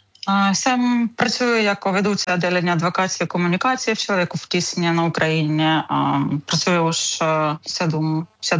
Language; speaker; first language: Czech; non-native, learner; Ukrainian